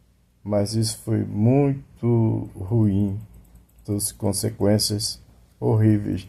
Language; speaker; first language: Portuguese; native; Portuguese